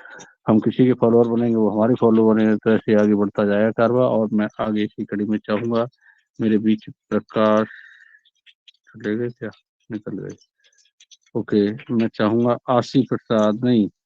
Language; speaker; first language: Hindi; native; Hindi